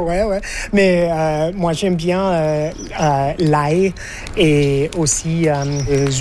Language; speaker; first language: French; non-native, fluent; English